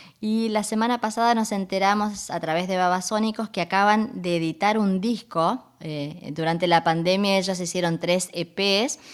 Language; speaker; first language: Spanish; native; Spanish